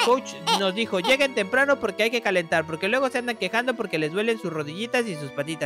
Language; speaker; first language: Spanish; native; Spanish